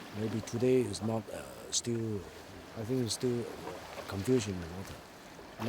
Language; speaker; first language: English; non-native, local second language; Cantonese